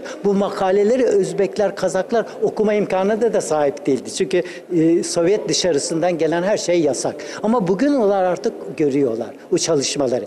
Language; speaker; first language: Turkish; early bilingual, other home language; Uzbek